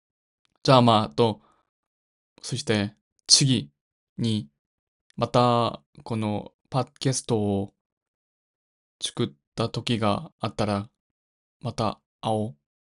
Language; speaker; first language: Japanese; non-native, learner; Korean